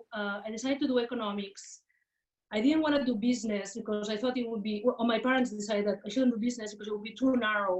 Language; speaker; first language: English; non-native, fluent; Spanish